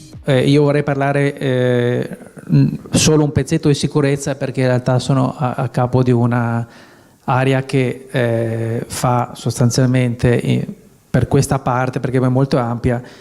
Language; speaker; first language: Italian; native; Italian